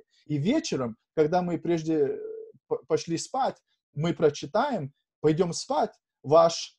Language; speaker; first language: Russian; non-native, fluent; Lithuanian